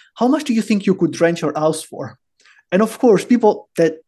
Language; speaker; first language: English; non-native, fluent; Italian